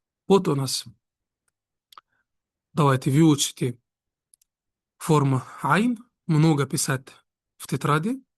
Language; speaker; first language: Russian; non-native, fluent; Arabic